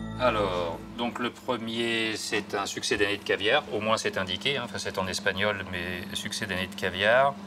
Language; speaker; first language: French; native; French